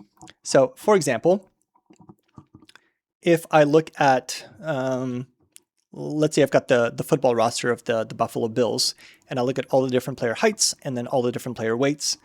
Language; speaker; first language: English; native; English